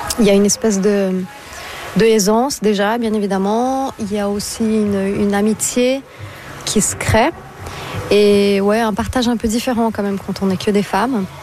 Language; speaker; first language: French; non-native, fluent; Portuguese